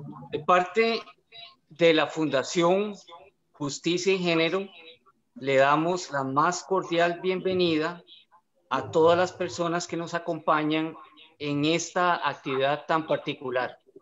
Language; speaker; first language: Spanish; native; Spanish